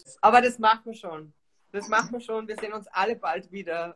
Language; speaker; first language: German; native; German